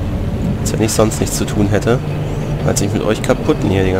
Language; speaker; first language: German; native; German